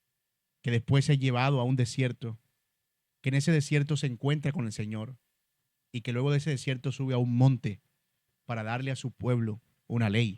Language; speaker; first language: Spanish; native; Spanish